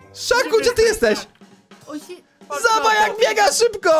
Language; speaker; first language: Polish; native; Polish